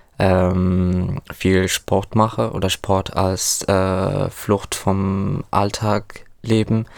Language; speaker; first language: German; non-native, fluent; Arabic